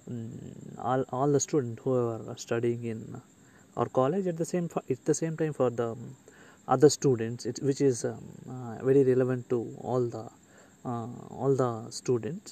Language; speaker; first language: English; non-native, local second language; Telugu